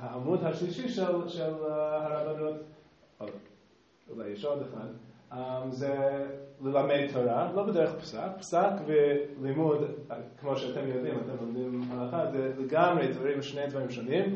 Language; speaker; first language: Hebrew; non-native, fluent; English